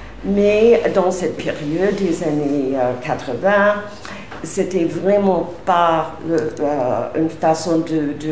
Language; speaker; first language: French; non-native, fluent; English